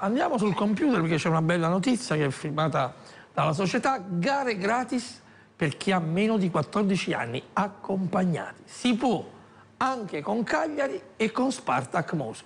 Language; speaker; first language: Italian; native; Italian